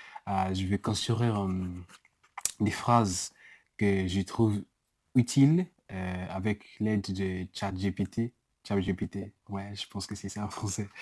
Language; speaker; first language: French; non-native, learner; English